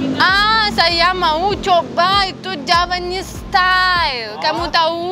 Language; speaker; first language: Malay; non-native, learner; Russian